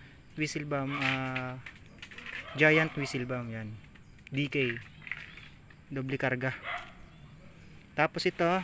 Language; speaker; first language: Filipino; native; Filipino